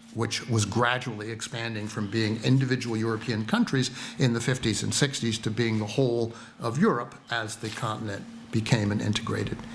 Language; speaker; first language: English; native; English